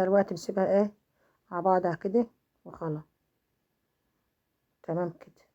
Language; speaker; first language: Arabic; native; Arabic